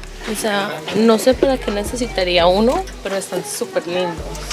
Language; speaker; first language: Spanish; early bilingual, heritage; Spanish